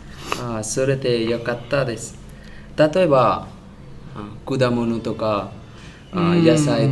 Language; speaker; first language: Japanese; non-native, learner; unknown